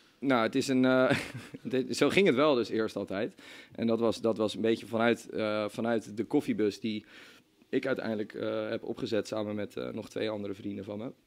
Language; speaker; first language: Dutch; native; Dutch